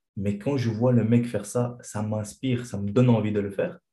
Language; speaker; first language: French; non-native, fluent; Chechen